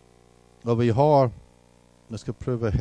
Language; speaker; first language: Swedish; non-native, fluent; English